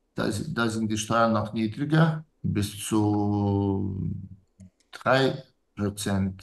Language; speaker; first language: German; non-native, fluent; Serbian